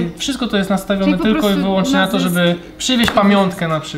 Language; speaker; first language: Polish; native; Polish